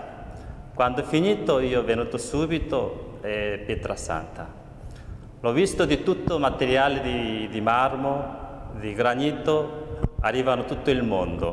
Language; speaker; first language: Italian; non-native, learner; Korean